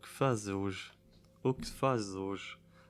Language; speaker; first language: Portuguese; non-native, learner; German